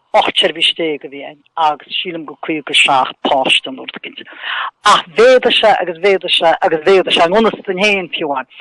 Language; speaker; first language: Irish; native; Irish